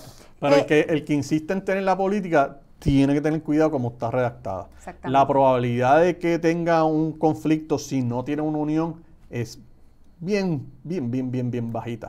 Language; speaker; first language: Spanish; native; Spanish